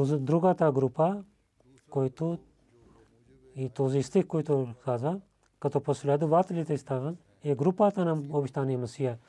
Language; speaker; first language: Bulgarian; non-native, learner; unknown